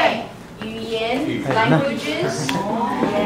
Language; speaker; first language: Chinese; non-native, learner; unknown